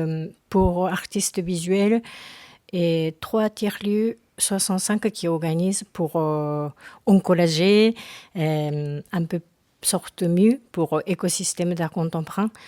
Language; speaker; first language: French; non-native, learner; Japanese